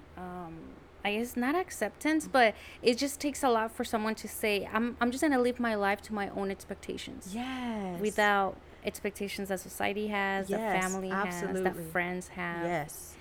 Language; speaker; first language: English; early bilingual, other home language; Spanish